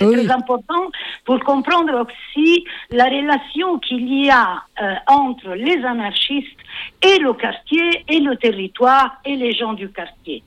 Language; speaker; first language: French; non-native, fluent; Italian